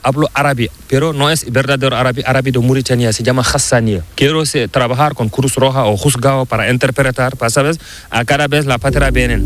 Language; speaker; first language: Spanish; non-native, learner; Fula